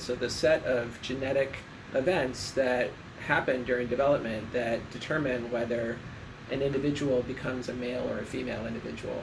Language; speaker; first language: English; native; English